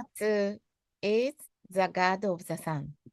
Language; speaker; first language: English; non-native, fluent; Japanese